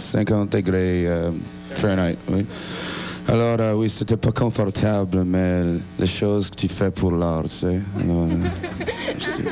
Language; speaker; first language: French; non-native, learner; English